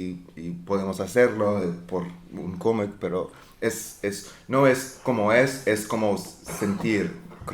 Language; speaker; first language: Spanish; non-native, learner; English